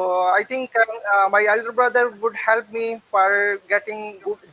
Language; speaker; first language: English; non-native, learner; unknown